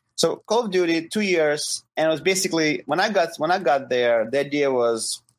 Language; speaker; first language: English; non-native, fluent; Ukrainian